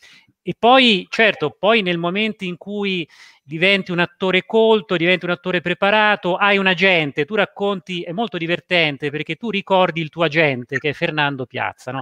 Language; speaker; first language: Italian; native; Italian